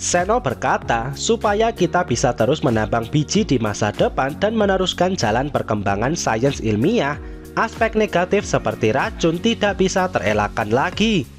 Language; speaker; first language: Indonesian; native; Indonesian